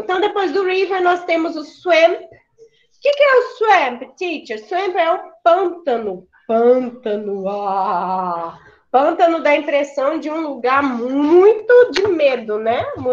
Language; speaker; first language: Portuguese; native; Portuguese